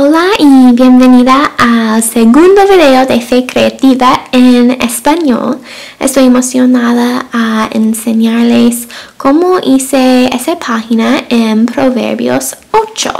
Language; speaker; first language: Spanish; non-native, fluent; English